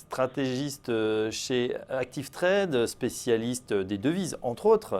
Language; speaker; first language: French; native; French